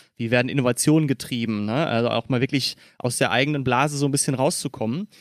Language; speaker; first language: German; native; German